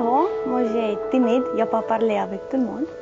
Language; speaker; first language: French; non-native, learner; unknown